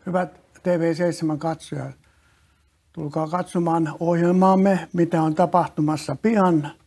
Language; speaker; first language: Finnish; native; Finnish